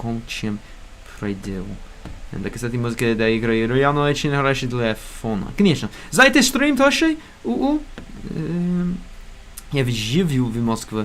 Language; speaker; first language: Russian; non-native, learner; English